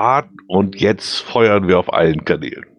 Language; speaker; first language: German; native; German